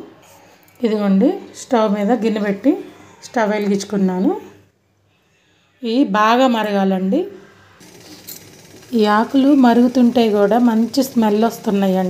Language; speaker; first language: Telugu; native; Telugu